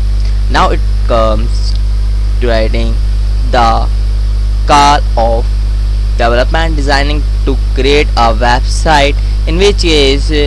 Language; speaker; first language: English; non-native, learner; Hindi